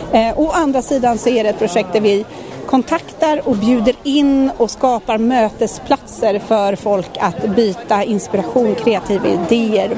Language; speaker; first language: Swedish; native; Swedish